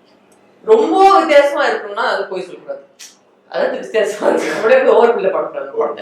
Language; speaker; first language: Tamil; native; Tamil